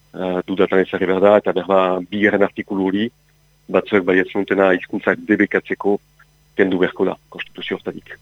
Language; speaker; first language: Basque; native; Basque